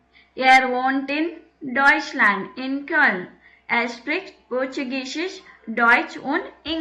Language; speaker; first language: German; non-native, fluent; Tamil